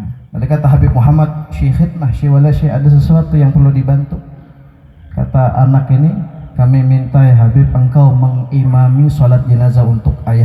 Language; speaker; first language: Indonesian; non-native, local second language; Banjar